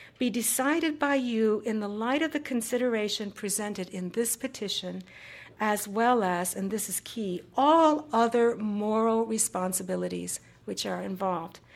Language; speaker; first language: English; early bilingual, other home language; Japanese